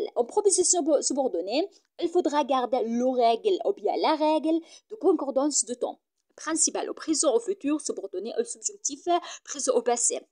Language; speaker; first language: French; non-native, fluent; Arabic